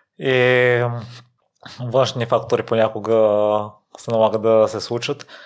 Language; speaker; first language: Bulgarian; native; Bulgarian